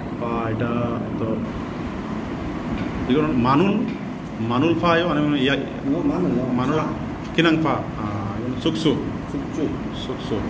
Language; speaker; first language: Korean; non-native, learner; Bangla